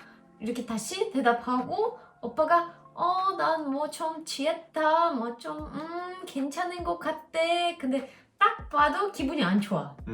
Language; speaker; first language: Korean; non-native, learner; Russian